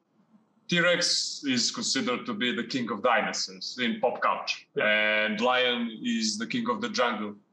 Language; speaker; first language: English; non-native, fluent; Serbian